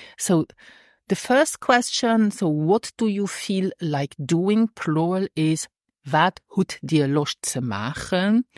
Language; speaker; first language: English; non-native, fluent; Luxembourgish